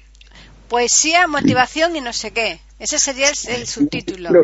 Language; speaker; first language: Spanish; native; Spanish